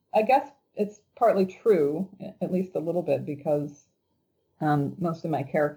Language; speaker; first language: English; native; English